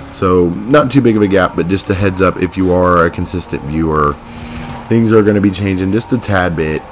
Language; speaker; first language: English; native; English